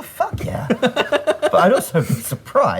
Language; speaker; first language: English; native; English